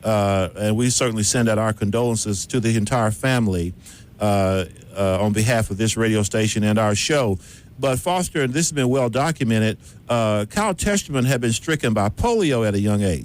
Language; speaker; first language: English; native; English